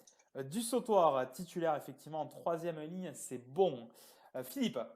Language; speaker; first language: French; native; French